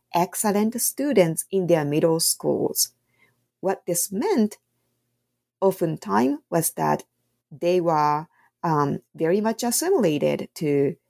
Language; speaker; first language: English; non-native, fluent; Japanese